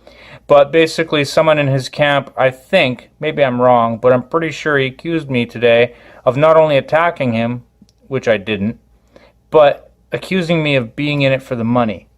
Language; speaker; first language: English; native; English